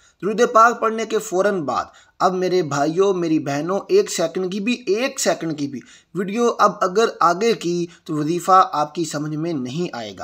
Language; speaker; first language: Urdu; native; Urdu